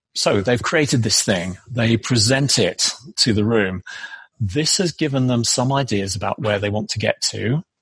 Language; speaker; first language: English; native; English